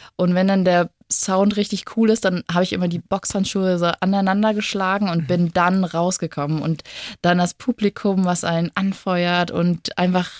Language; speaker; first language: German; native; German